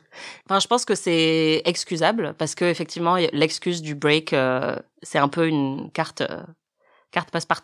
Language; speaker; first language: French; native; French